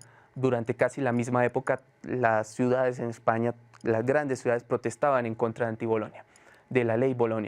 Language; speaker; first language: Spanish; native; Spanish